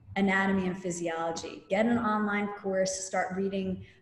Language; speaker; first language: English; native; English